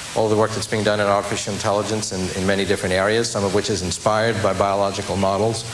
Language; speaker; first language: English; native; English